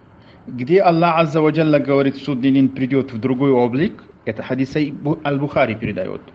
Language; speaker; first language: Russian; non-native, fluent; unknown